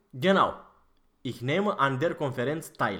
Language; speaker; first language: German; non-native, fluent; Romanian